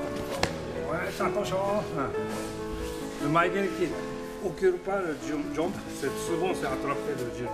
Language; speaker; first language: French; non-native, learner; Japanese